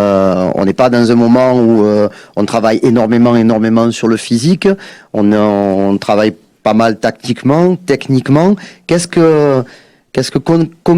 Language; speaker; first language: French; native; French